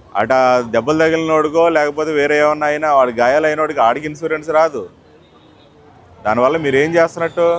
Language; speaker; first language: Telugu; native; Telugu